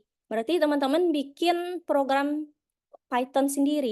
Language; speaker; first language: Indonesian; native; Indonesian